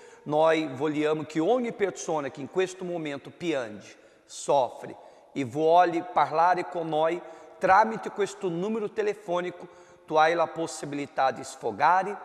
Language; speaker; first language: Italian; non-native, fluent; Portuguese